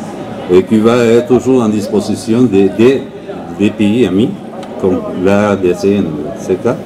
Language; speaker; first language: French; non-native, learner; Spanish